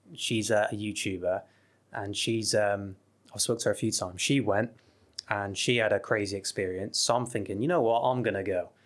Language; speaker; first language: English; native; English